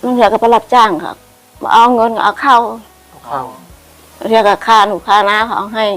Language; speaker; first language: Lao; non-native, learner; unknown